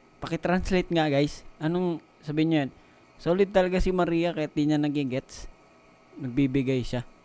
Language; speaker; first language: Filipino; non-native, local second language; Cebuano